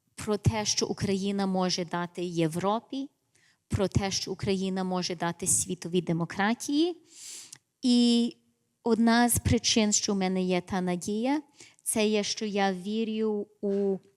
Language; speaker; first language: Ukrainian; early bilingual, heritage; English